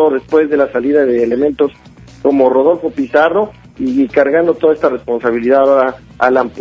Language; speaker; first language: Spanish; native; Spanish